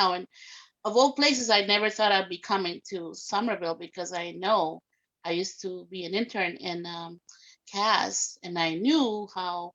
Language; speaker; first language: English; early bilingual, other home language; Spanish